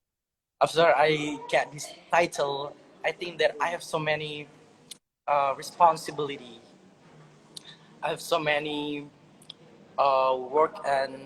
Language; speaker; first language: English; non-native, learner; Indonesian